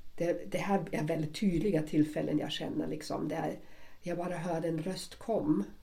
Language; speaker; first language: Swedish; non-native, fluent; German